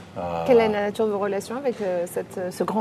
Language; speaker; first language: French; native; French